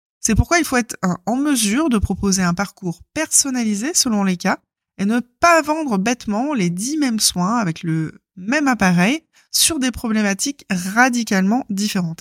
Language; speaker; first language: French; native; French